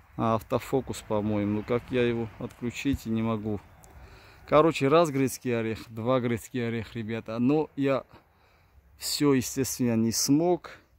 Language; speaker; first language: Russian; non-native, local second language; Georgian